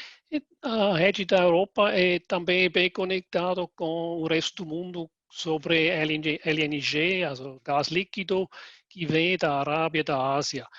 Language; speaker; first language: Portuguese; non-native, fluent; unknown